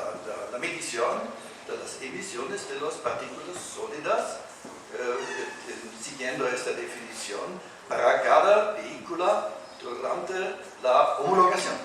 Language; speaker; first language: Spanish; non-native, fluent; German